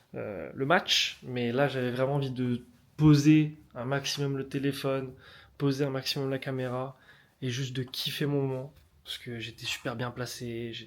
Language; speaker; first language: French; native; French